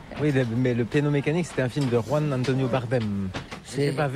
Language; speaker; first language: French; native; French